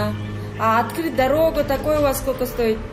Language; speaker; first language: Russian; non-native, local second language; Kazakh